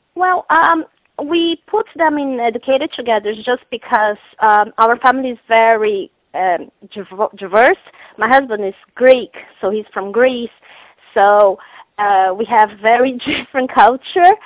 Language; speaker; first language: English; non-native, fluent; Portuguese